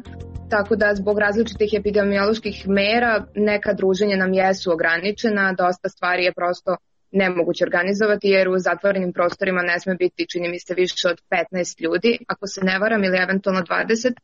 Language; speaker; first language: Serbian; native; Serbian